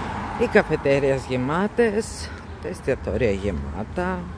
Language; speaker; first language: Greek; non-native, fluent; Russian